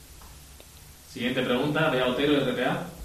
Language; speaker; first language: Spanish; native; Spanish